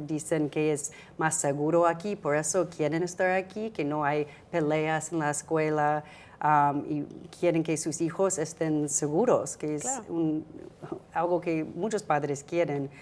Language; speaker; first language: Spanish; non-native, fluent; English